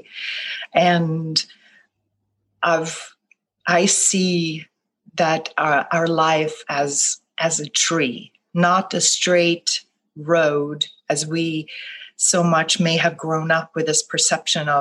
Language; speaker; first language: English; non-native, fluent; Swedish